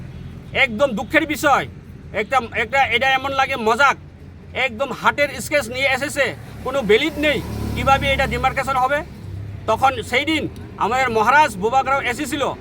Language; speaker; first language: Bangla; non-native, local second language; Kok Borok